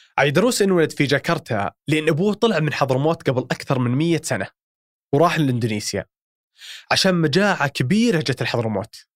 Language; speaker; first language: Arabic; native; Arabic